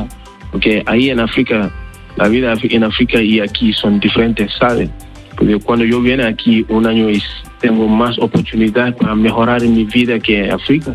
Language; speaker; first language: Spanish; non-native, learner; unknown